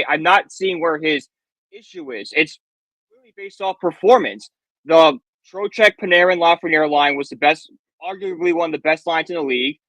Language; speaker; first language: English; native; English